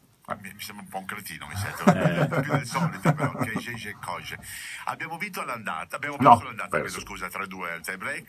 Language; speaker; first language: Italian; native; Italian